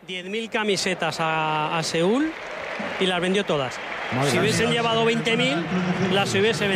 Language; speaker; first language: Spanish; native; Spanish